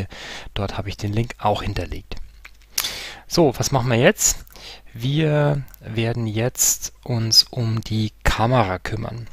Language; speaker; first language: German; native; German